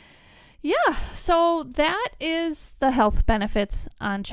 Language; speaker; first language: English; native; English